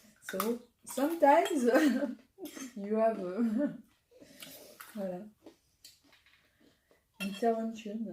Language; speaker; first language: English; non-native, learner; French